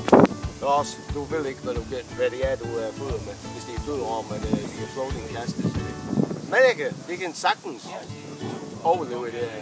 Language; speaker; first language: Danish; non-native, fluent; English